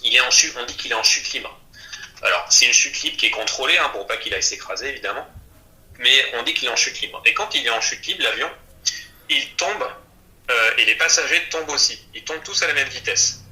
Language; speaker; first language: French; native; French